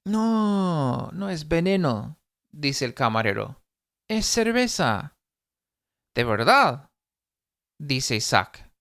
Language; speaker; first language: Spanish; non-native, fluent; English